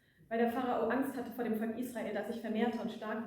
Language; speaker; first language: German; native; German